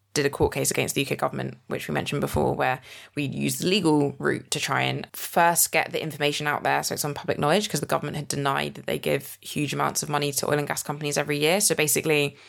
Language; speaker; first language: English; native; English